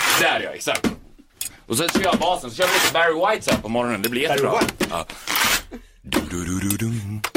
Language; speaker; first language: Swedish; native; Swedish